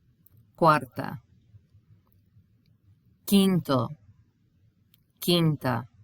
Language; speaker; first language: Spanish; non-native, fluent; English